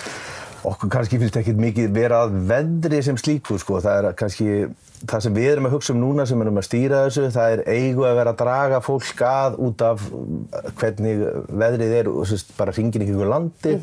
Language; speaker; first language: Icelandic; native; Icelandic